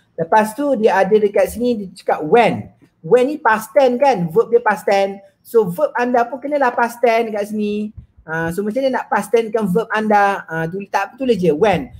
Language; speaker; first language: Malay; native; Malay